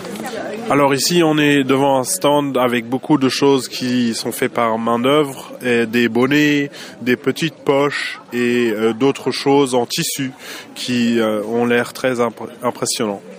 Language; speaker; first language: French; non-native, fluent; German